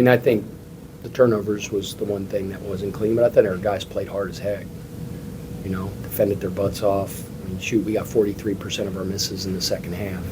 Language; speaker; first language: English; native; English